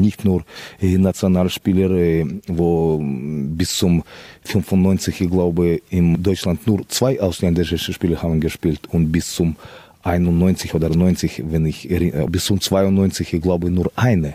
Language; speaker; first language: German; non-native, fluent; Russian